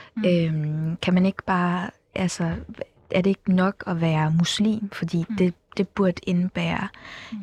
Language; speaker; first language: Danish; early bilingual, other home language; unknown